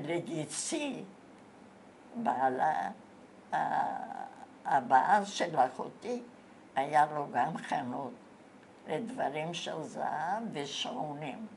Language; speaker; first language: Hebrew; non-native, fluent; Bulgarian